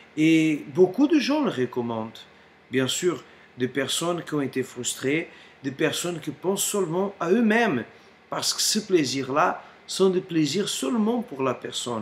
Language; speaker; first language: French; non-native, fluent; Portuguese